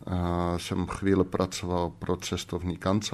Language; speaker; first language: Czech; non-native, fluent; Dutch